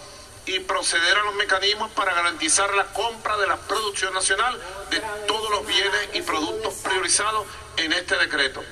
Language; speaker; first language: Spanish; native; Spanish